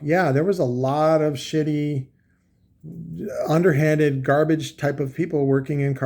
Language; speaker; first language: English; native; English